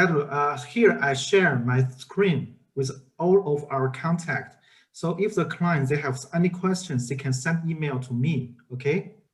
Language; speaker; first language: English; non-native, learner; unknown